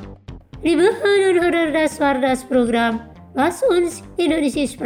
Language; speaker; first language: German; non-native, fluent; Indonesian